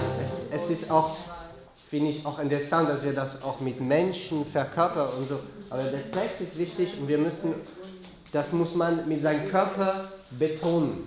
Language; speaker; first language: German; non-native, fluent; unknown